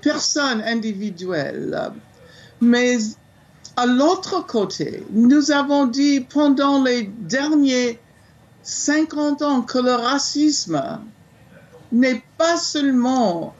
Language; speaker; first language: French; non-native, fluent; English